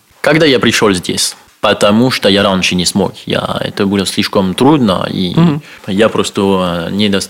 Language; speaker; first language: Russian; non-native, learner; French